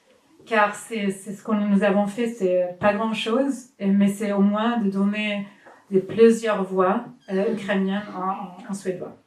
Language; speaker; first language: French; non-native, fluent; Swedish